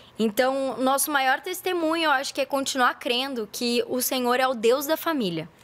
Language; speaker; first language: Portuguese; native; Portuguese